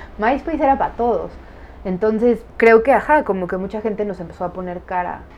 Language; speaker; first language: Spanish; native; Spanish